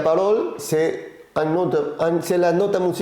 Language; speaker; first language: French; non-native, learner; Spanish